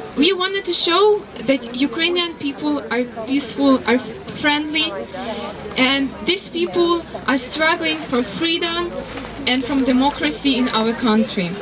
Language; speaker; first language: English; non-native, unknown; Ukrainian